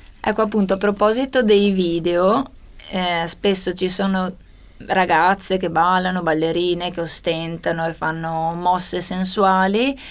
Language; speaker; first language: Italian; native; Italian